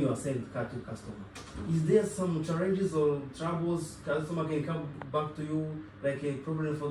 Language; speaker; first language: English; non-native, local second language; Kinyarwanda